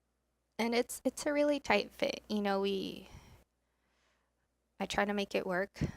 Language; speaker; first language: English; native; English